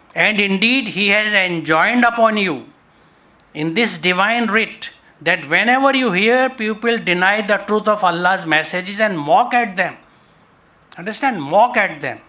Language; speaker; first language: English; non-native, local second language; Urdu